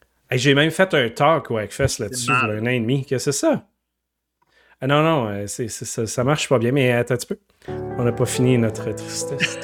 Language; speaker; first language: French; native; French